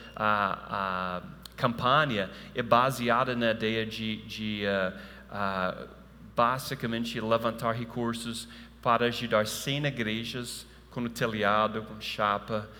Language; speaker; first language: Portuguese; non-native, fluent; English